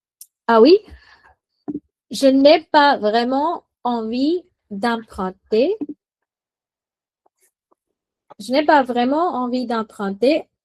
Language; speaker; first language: French; non-native, fluent; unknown